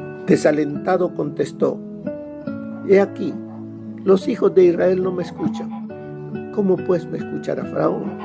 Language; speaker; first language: Spanish; native; Spanish